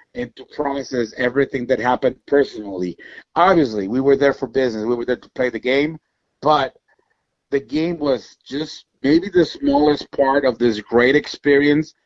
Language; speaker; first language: English; non-native, fluent; Spanish